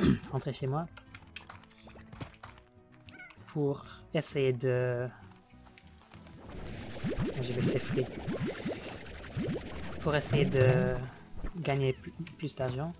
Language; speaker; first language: French; non-native, learner; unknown